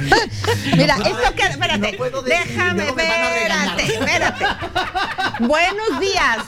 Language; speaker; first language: Spanish; native; Spanish